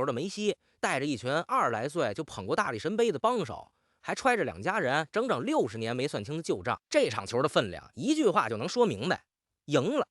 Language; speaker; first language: Chinese; native; Chinese